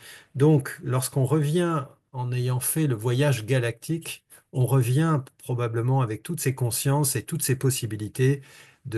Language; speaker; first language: French; native; French